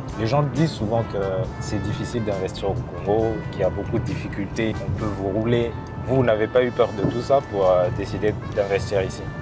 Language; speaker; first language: French; non-native, local second language; Lingala